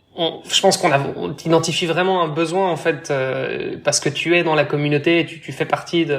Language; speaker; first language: French; native; French